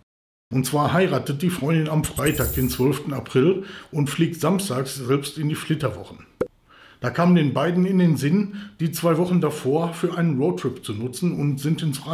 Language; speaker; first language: German; native; German